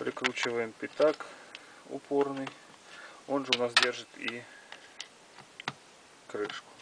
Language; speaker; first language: Russian; native; Russian